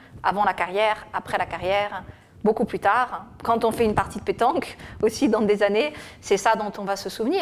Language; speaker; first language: French; native; French